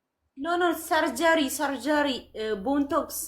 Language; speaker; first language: English; non-native, learner; Amharic